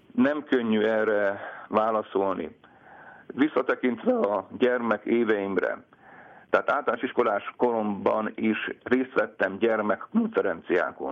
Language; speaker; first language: Hungarian; native; Hungarian